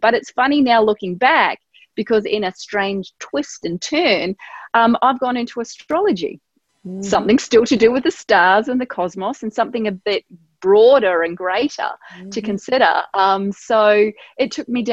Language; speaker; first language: English; native; English